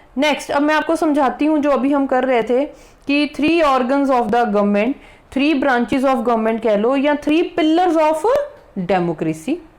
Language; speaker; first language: Hindi; non-native, local second language; Punjabi